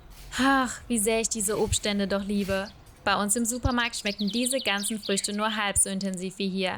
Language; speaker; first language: German; native; German